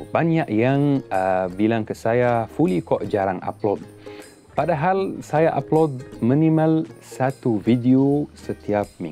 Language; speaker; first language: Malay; non-native, fluent; Arabic